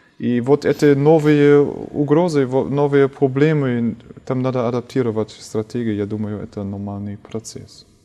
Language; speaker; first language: Russian; non-native, fluent; German